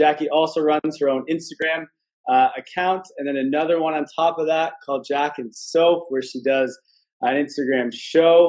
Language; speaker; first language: English; native; English